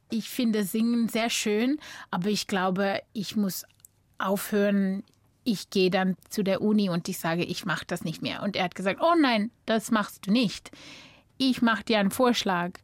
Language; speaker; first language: German; non-native, fluent; English